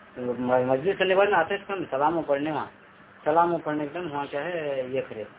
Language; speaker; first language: Urdu; native; Urdu